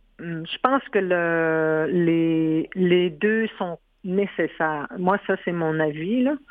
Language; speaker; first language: French; non-native, local second language; Innu-aimun